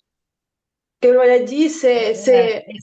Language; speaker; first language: French; non-native, learner; Ukrainian